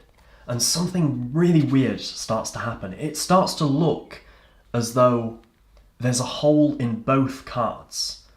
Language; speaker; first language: English; native; English